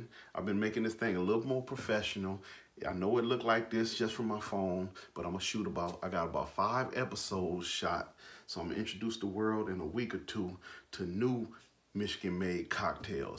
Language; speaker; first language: English; native; English